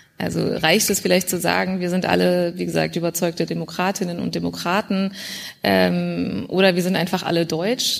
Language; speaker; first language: German; early bilingual, other home language; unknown